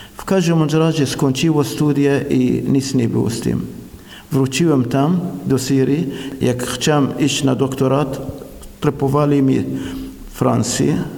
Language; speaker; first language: Polish; non-native, fluent; Arabic